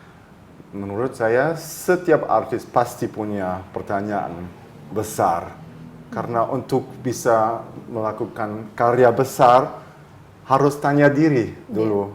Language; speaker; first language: Indonesian; early bilingual, heritage; German